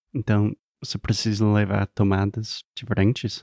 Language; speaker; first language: Portuguese; non-native, fluent; English